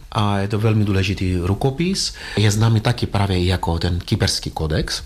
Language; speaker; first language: Czech; non-native, fluent; Greek